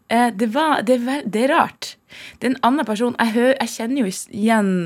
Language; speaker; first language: Norwegian; native; Norwegian